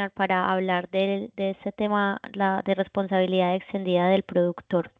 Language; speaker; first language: Spanish; native; Spanish